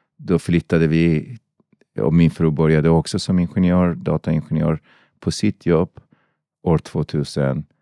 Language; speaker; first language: Swedish; non-native, fluent; Persian